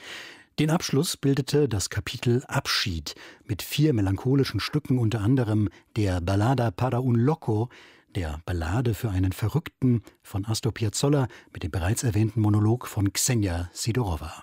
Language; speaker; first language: German; native; German